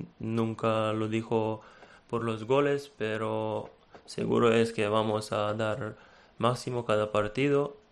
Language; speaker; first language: Spanish; non-native, fluent; Serbian